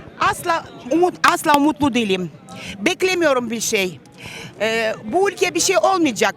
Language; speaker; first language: Turkish; non-native, local second language; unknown